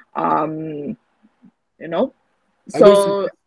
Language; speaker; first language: English; non-native, fluent; Burmese